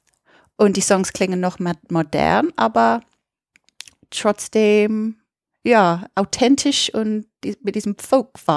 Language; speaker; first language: German; non-native, fluent; English